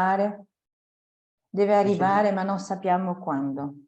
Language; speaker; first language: Italian; non-native, fluent; French